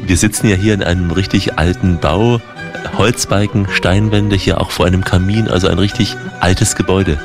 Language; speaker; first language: German; native; German